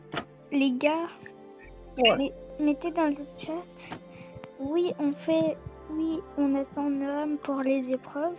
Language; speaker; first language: French; native; French